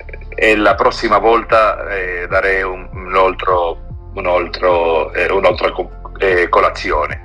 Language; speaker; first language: Italian; non-native, learner; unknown